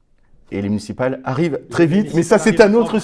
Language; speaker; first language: French; native; French